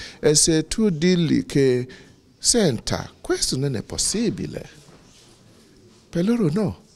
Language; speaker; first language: Italian; non-native, fluent; Yoruba